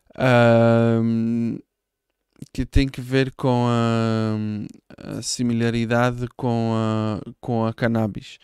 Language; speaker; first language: Portuguese; non-native, fluent; Hebrew